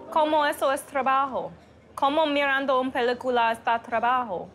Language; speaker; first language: Spanish; non-native, learner; English